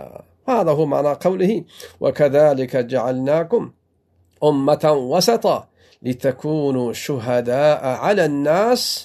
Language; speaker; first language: Arabic; non-native, fluent; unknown